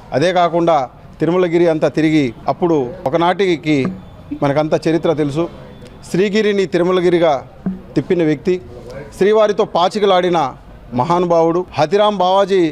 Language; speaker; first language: Telugu; non-native, local second language; Lambadi